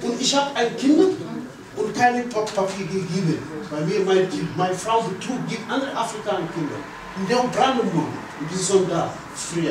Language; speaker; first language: German; non-native, learner; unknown